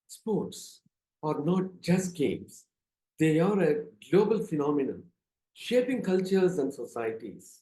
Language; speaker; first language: English; non-native, local second language; Tamil